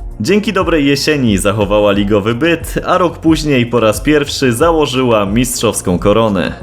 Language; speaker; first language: Polish; native; Polish